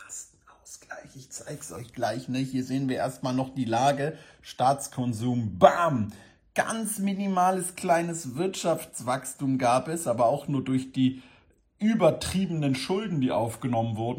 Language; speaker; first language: German; native; German